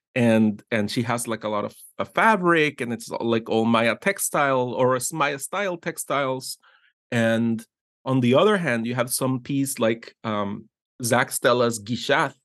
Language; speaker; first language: English; non-native, fluent; Spanish